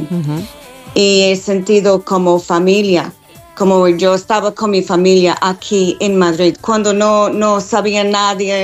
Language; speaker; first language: Spanish; non-native, learner; English